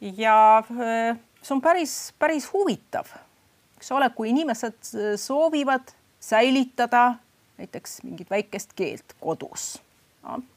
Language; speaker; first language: Estonian; non-native, fluent; Russian